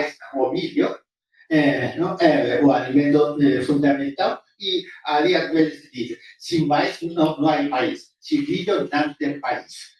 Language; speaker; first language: Portuguese; non-native, fluent; Japanese